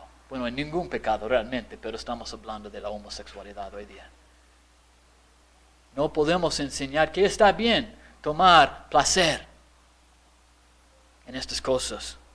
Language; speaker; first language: Spanish; non-native, fluent; English